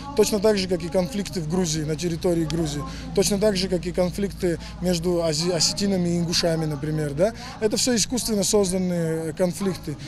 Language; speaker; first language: Russian; non-native, local second language; Georgian